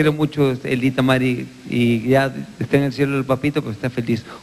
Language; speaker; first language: Spanish; native; Spanish